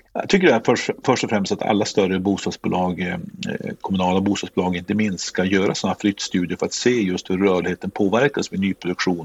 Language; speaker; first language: Swedish; native; Swedish